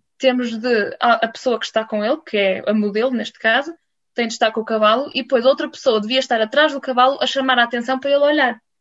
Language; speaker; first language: Portuguese; early bilingual, heritage; Portuguese